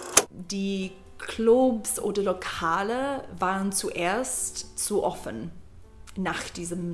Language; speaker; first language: German; non-native, learner; English